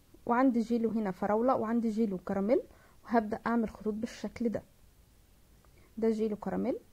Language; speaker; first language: Arabic; native; Arabic